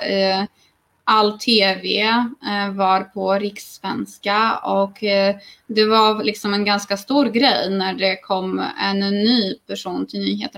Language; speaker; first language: Swedish; non-native, fluent; Polish